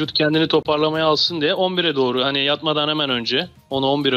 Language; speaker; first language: Turkish; native; Turkish